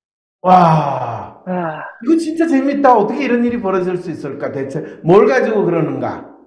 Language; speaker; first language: Korean; native; Korean